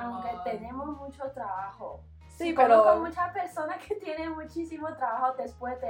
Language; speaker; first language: Spanish; non-native, learner; Chinese